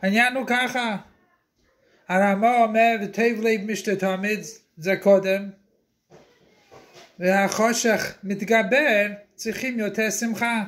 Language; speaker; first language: Hebrew; non-native, fluent; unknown